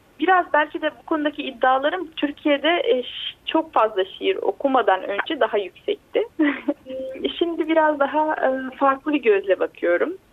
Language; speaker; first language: Turkish; native; Turkish